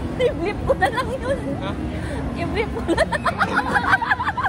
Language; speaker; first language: Filipino; non-native, local second language; Cebuano